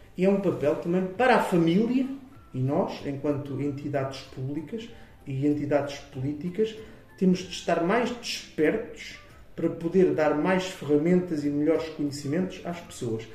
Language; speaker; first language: Portuguese; native; Portuguese